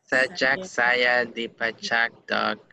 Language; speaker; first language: Indonesian; non-native, learner; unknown